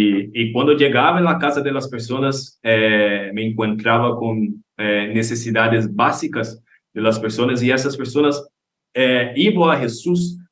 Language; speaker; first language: Spanish; non-native, learner; Portuguese